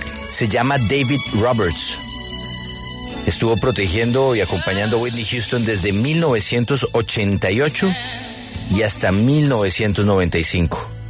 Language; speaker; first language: Spanish; native; Spanish